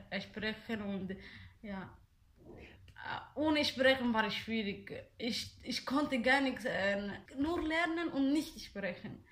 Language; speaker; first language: German; non-native, learner; Somali